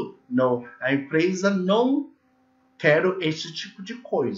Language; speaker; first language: Portuguese; non-native, learner; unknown